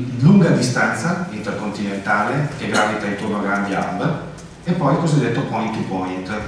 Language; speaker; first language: Italian; early bilingual, heritage; Italian